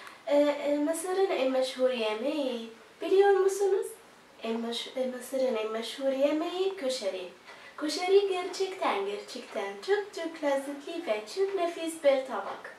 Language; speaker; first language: Turkish; non-native, learner; Arabic